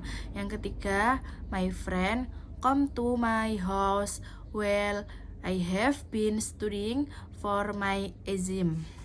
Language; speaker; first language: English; non-native, learner; Indonesian